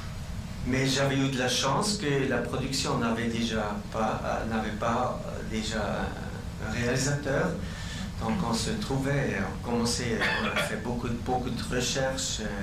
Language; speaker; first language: French; non-native, local second language; German